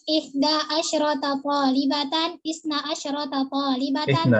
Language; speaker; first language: Arabic; non-native, learner; Indonesian